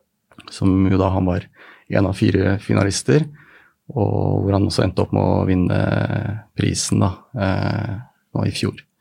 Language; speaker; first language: Norwegian; native; Norwegian